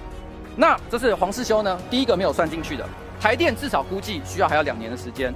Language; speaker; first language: Chinese; native; Chinese